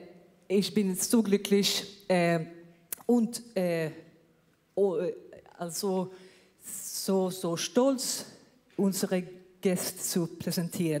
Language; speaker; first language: German; non-native, learner; Swedish